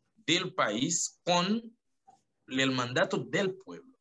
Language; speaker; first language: Spanish; non-native, fluent; Haitian Creole